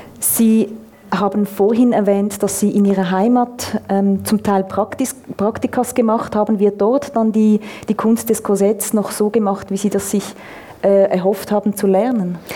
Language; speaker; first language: German; native; German